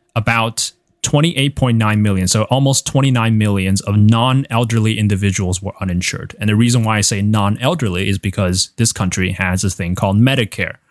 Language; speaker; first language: English; non-native, fluent; Chinese